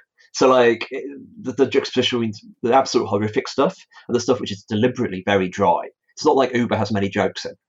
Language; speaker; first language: English; native; English